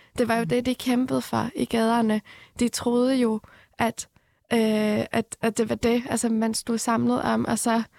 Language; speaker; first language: Danish; non-native, fluent; Persian